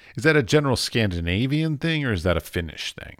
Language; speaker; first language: English; early bilingual, other home language; Finnish